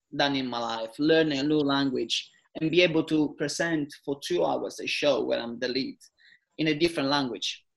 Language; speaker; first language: English; non-native, fluent; Italian